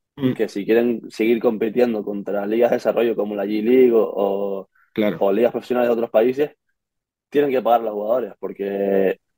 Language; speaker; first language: Spanish; native; Spanish